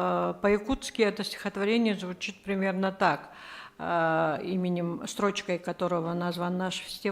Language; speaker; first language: Russian; native; Russian